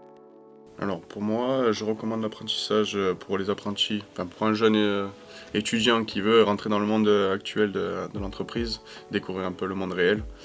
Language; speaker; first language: French; native; French